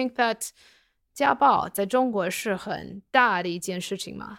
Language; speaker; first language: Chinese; non-native, fluent; English